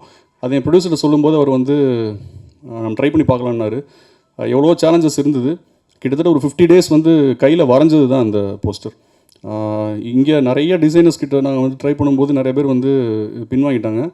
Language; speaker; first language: Tamil; native; Tamil